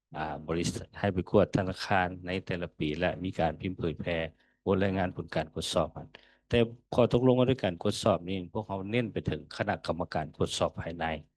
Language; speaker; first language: Lao; native; Lao